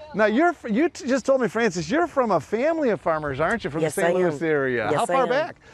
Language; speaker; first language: English; native; English